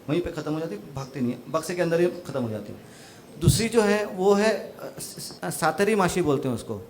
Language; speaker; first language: Hindi; non-native, local second language; Marathi